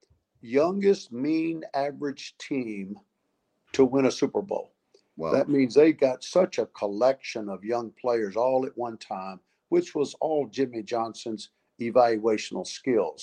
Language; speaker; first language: English; native; English